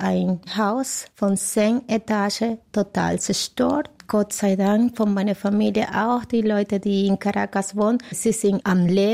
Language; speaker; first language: German; non-native, learner; Spanish